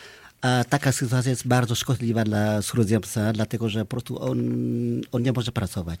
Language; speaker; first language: Polish; non-native, fluent; Vietnamese